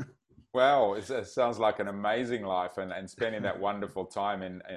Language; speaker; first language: English; native; English